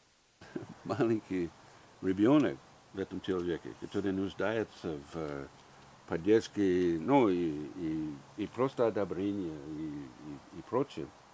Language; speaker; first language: Russian; early bilingual, heritage; English